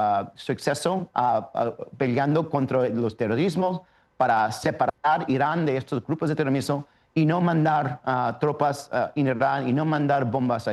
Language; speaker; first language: Spanish; early bilingual, heritage; Spanish